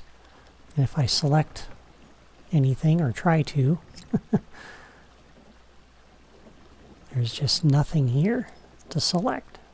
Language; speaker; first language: English; native; English